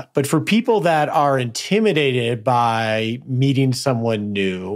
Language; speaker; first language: English; native; English